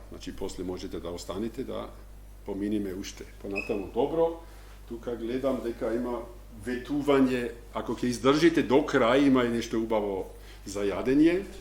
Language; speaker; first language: Macedonian; non-native, fluent; German